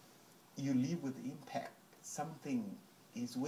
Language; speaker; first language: English; non-native, fluent; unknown